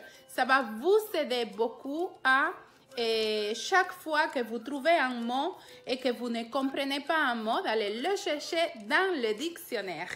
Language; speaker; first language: French; non-native, fluent; Spanish